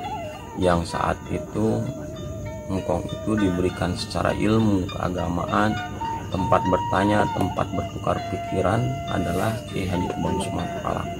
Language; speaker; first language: Indonesian; native; Indonesian